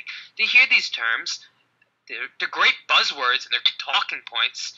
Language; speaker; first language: English; native; English